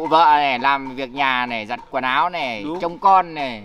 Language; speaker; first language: Vietnamese; native; Vietnamese